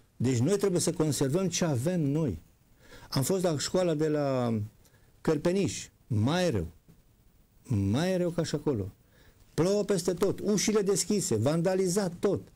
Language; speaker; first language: Romanian; native; Romanian